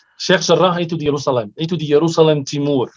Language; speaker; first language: Indonesian; non-native, fluent; Arabic